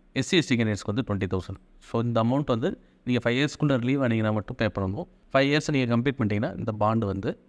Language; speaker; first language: Tamil; native; Tamil